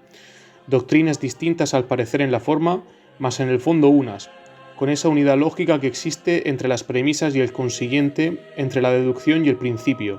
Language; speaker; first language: Spanish; native; Spanish